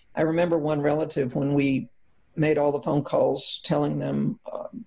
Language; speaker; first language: English; native; English